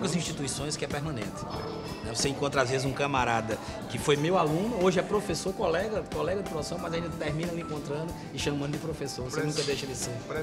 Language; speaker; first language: Portuguese; native; Portuguese